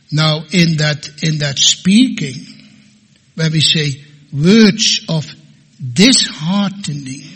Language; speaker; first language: English; non-native, fluent; Dutch